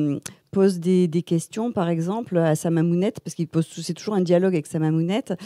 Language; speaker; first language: French; native; French